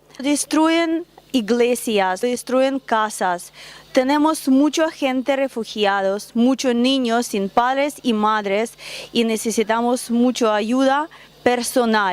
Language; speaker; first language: Spanish; non-native, learner; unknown